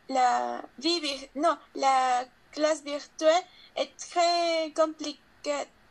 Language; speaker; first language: French; non-native, learner; Spanish